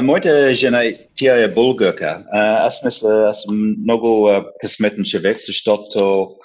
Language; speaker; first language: Bulgarian; non-native, learner; English